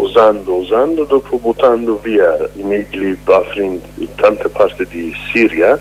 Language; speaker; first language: Italian; non-native, learner; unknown